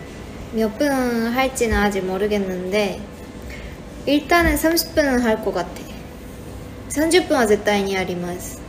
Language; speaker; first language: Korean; non-native, fluent; Japanese